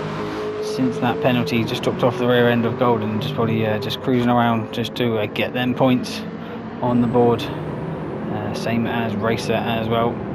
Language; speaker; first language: English; native; English